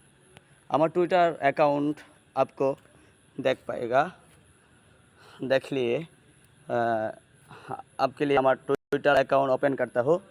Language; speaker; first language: Hindi; non-native, learner; Bangla